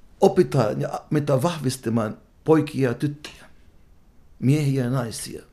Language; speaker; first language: Finnish; non-native, fluent; Arabic